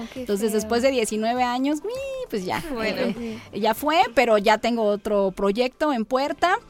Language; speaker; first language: Spanish; native; Spanish